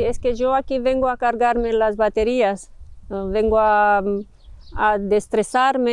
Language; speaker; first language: Spanish; non-native, fluent; Romanian